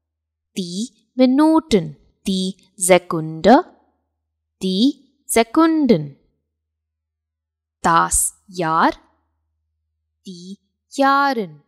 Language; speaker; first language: German; non-native, fluent; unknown